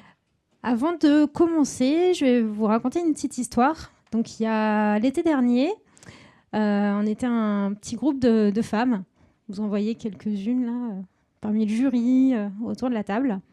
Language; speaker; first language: French; native; French